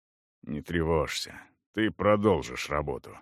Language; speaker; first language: Russian; native; Russian